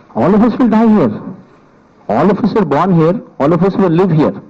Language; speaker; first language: English; non-native, local second language; Telugu